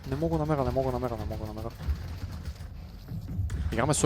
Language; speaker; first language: Bulgarian; native; Bulgarian